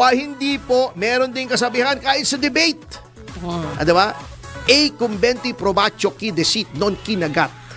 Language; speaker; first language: Filipino; native; Filipino